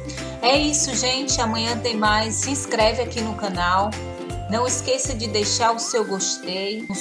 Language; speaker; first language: Portuguese; native; Portuguese